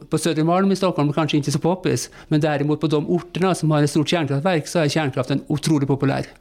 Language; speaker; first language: Swedish; non-native, fluent; Norwegian